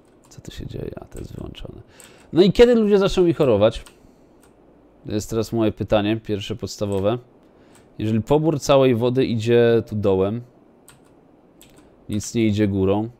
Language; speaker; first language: Polish; native; Polish